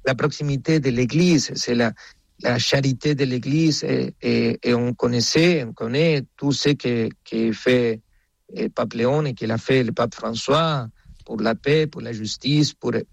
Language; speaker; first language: French; non-native, fluent; Spanish